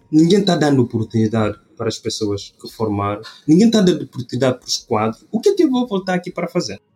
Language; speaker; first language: Portuguese; non-native, local second language; Upper Guinea Crioulo